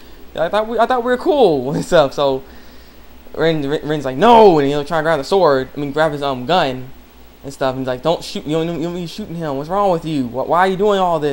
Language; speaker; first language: English; native; English